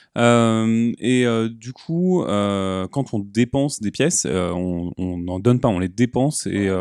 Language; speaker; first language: French; native; French